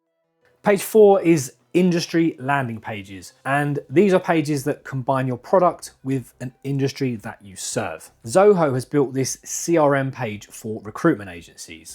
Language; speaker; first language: English; native; English